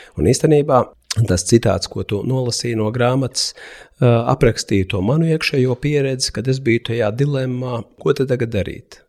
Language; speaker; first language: Latvian; native; Latvian